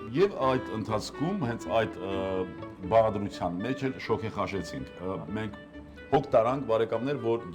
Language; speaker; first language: Armenian; native; Armenian